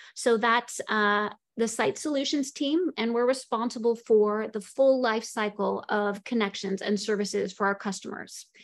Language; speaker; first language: English; native; English